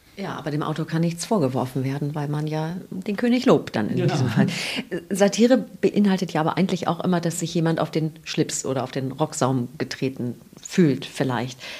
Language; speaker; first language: German; native; German